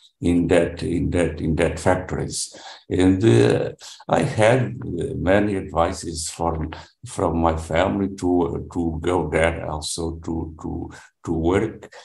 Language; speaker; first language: English; non-native, learner; Portuguese